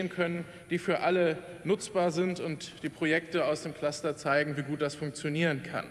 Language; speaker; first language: German; native; German